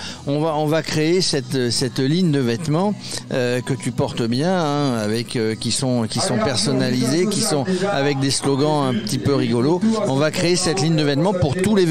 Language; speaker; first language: French; native; French